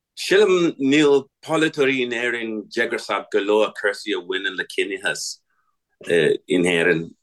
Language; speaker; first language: Irish; non-native, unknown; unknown